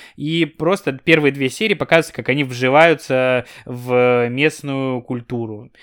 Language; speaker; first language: Russian; native; Russian